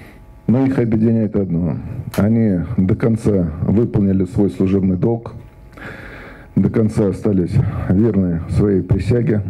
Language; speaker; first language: Russian; native; Russian